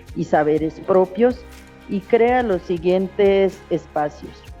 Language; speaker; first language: Spanish; native; Spanish